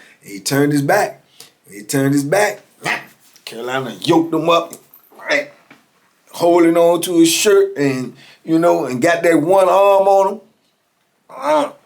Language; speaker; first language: English; native; English